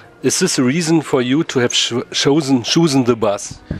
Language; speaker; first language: English; non-native, fluent; German